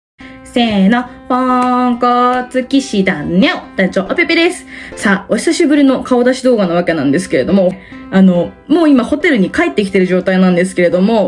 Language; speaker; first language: Japanese; native; Japanese